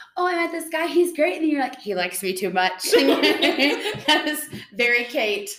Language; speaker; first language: English; native; English